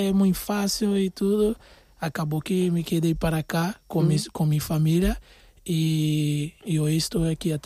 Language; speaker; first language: Spanish; non-native, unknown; Portuguese